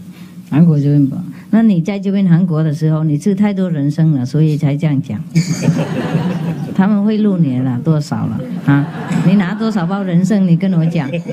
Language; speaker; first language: Chinese; non-native, fluent; Vietnamese